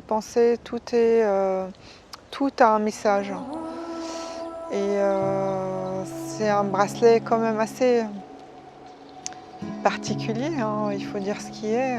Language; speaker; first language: French; native; French